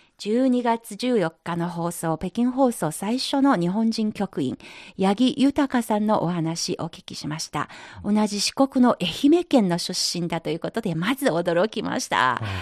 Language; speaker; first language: Japanese; non-native, fluent; Chinese